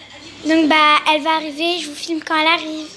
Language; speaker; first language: French; early bilingual, other home language; Arabic